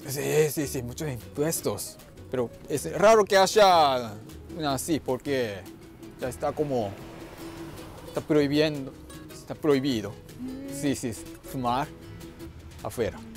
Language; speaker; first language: Spanish; non-native, fluent; Japanese